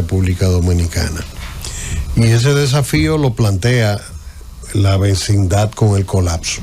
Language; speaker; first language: Spanish; native; Spanish